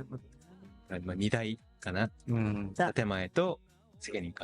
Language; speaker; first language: Japanese; non-native, fluent; Korean